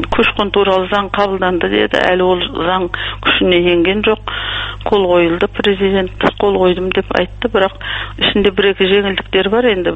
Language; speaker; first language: Kazakh; early bilingual, heritage; Kazakh